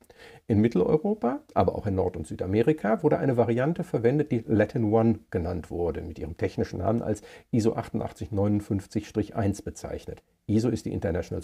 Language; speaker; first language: German; native; German